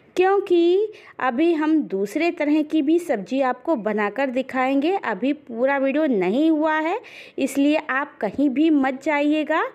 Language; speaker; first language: Hindi; native; Hindi